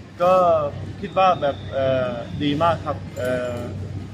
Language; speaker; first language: Thai; early bilingual, heritage; Thai